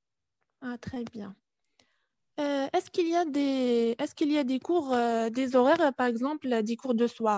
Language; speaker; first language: French; non-native, fluent; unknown